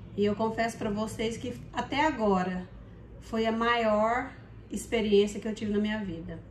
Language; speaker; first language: Portuguese; native; Portuguese